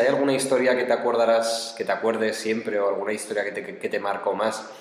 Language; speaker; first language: Spanish; native; Spanish